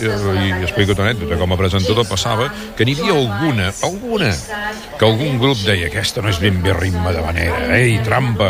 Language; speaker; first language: Catalan; native; Catalan